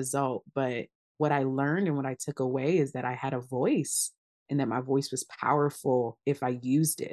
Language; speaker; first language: English; early bilingual, other home language; Akan